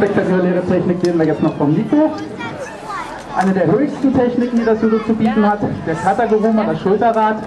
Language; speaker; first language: German; native; German